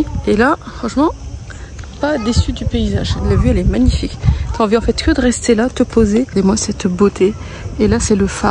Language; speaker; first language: French; early bilingual, other home language; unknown